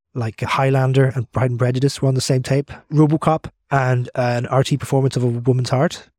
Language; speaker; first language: English; native; English